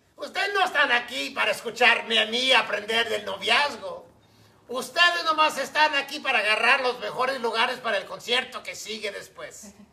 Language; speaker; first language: Spanish; non-native, fluent; English